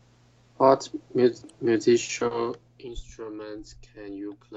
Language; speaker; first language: English; non-native, learner; Chinese